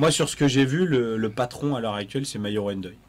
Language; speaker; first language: French; native; French